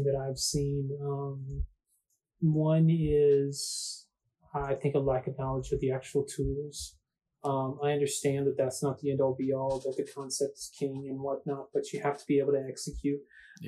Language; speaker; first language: English; native; English